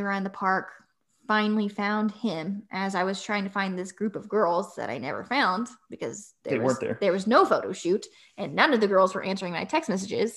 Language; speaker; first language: English; native; English